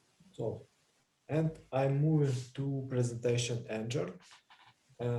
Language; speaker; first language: English; non-native, learner; Russian